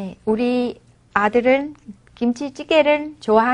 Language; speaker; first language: Korean; non-native, fluent; Vietnamese